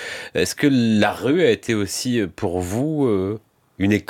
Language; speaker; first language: French; native; French